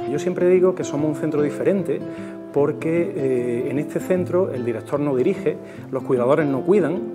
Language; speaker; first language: Spanish; native; Spanish